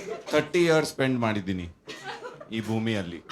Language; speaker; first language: Kannada; non-native, learner; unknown